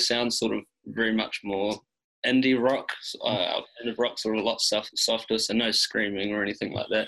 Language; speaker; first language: English; native; English